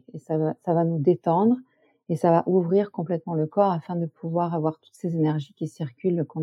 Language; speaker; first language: French; native; French